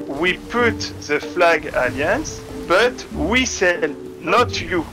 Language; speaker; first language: English; non-native, learner; French